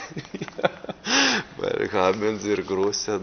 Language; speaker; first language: German; non-native, learner; Lithuanian